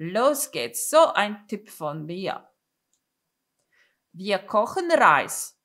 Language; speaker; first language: German; non-native, fluent; Polish